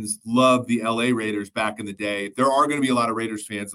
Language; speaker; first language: English; native; English